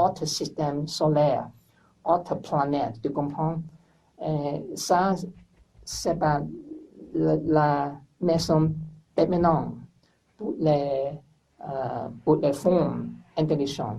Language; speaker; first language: French; non-native, learner; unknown